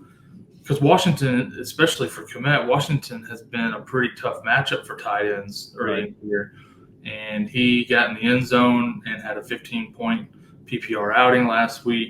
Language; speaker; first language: English; native; English